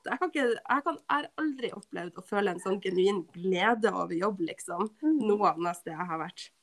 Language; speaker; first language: Norwegian; native; Norwegian